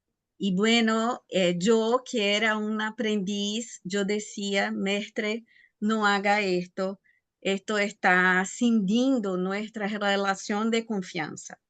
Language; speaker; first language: Spanish; non-native, fluent; Portuguese